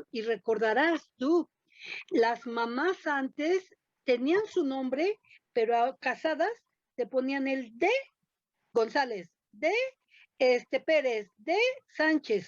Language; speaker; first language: Spanish; native; Spanish